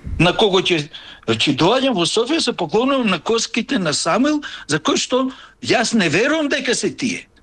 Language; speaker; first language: Macedonian; native; Macedonian